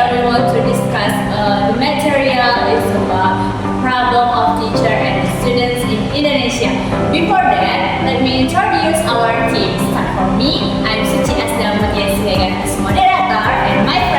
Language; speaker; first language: English; non-native, learner; Indonesian